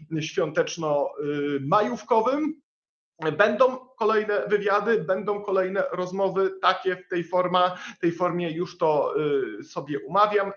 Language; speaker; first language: Polish; native; Polish